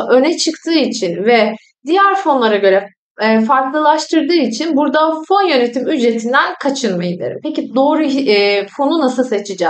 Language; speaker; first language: Turkish; native; Turkish